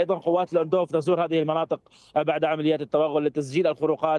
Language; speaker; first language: Arabic; native; Arabic